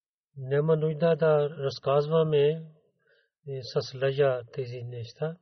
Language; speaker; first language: Bulgarian; non-native, learner; Urdu